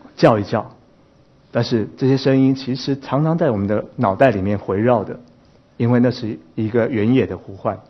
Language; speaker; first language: Chinese; native; Chinese